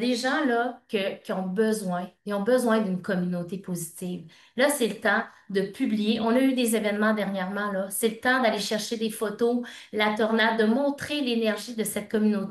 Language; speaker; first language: French; native; French